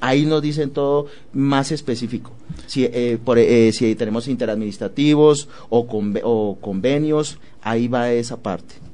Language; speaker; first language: Spanish; native; Spanish